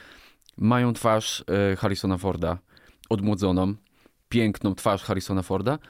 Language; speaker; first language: Polish; native; Polish